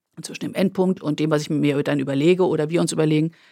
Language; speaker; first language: German; native; German